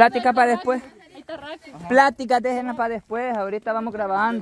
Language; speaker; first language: Spanish; native; Spanish